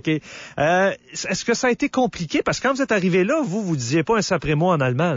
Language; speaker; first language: French; native; French